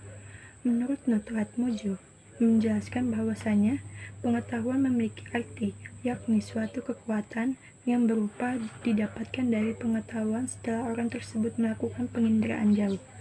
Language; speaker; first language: Indonesian; native; Indonesian